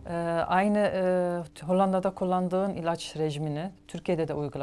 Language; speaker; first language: Turkish; native; Turkish